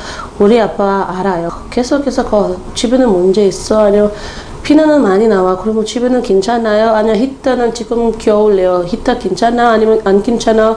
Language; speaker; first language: Korean; non-native, learner; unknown